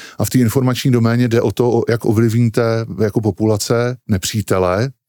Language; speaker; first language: Czech; native; Czech